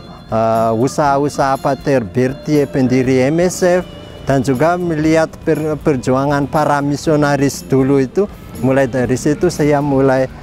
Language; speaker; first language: Indonesian; non-native, fluent; Malagasy